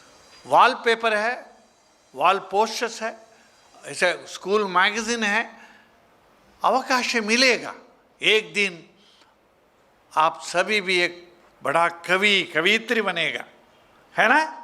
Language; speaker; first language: Hindi; non-native, local second language; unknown